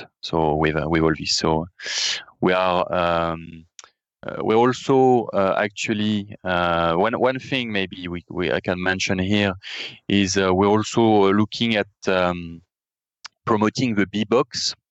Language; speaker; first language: English; non-native, fluent; French